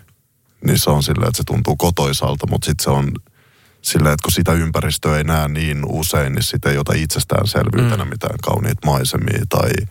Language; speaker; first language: Finnish; native; Finnish